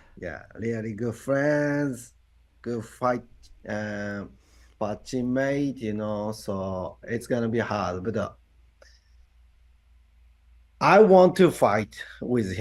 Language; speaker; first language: English; non-native, learner; Japanese